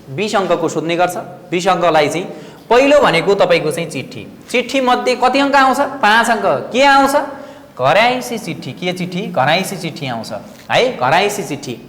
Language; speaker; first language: Nepali; native; Nepali